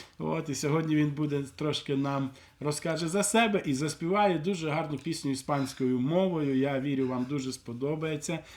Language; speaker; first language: Ukrainian; native; Ukrainian